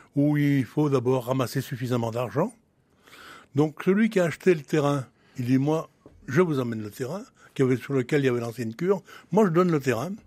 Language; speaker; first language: French; native; French